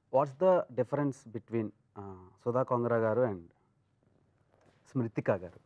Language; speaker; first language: Telugu; native; Telugu